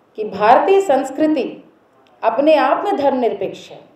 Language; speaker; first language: Hindi; native; Hindi